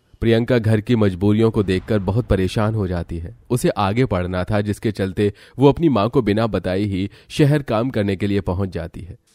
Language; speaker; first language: Hindi; native; Hindi